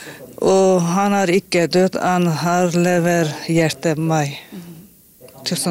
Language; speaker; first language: Norwegian; non-native, learner; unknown